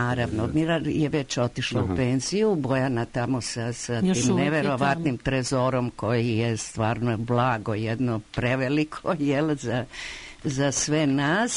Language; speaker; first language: Croatian; native; Croatian